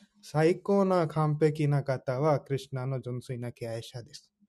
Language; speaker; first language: Japanese; non-native, fluent; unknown